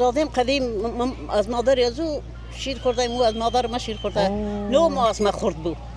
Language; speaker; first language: Persian; native; Persian